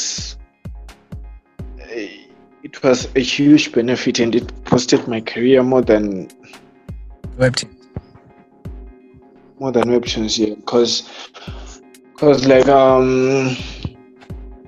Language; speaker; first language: English; non-native, local second language; North Ndebele